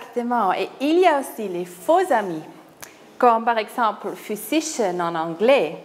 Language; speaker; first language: French; non-native, fluent; German